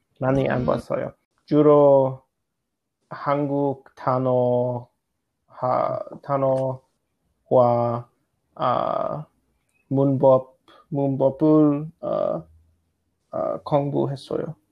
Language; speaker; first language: Korean; non-native, learner; English